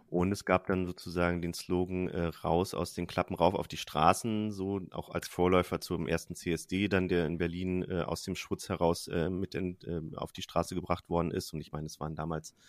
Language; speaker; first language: German; native; German